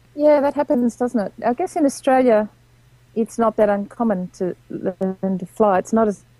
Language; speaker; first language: English; native; English